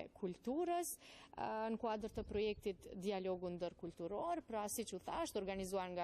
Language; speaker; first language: Albanian; native; Albanian